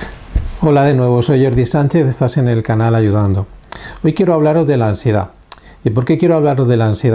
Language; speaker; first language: Spanish; native; Spanish